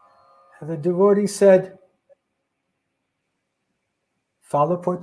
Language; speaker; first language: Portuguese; non-native, learner; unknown